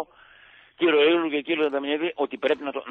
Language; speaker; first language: Greek; native; Greek